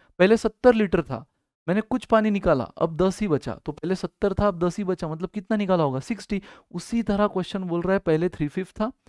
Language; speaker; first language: Hindi; native; Hindi